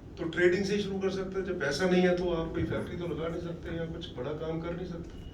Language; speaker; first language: Hindi; native; Hindi